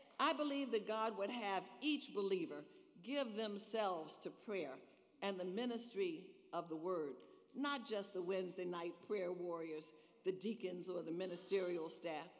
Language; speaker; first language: English; native; English